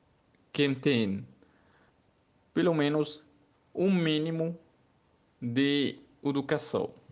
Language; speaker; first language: Portuguese; non-native, learner; Arabic